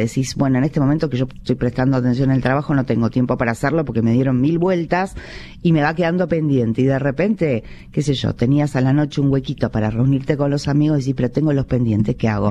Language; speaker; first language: Spanish; native; Spanish